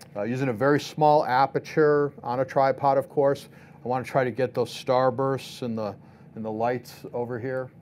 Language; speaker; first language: English; native; English